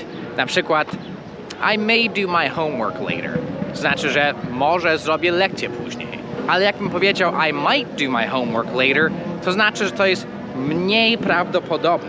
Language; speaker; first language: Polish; non-native, fluent; English